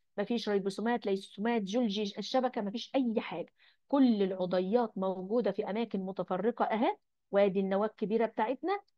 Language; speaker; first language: Arabic; native; Arabic